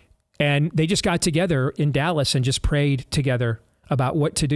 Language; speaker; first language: English; native; English